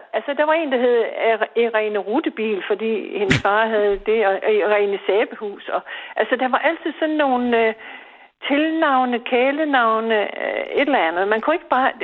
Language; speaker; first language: Danish; native; Danish